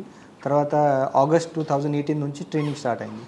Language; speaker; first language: Telugu; non-native, learner; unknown